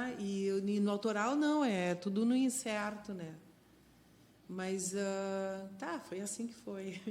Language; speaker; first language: Portuguese; non-native, fluent; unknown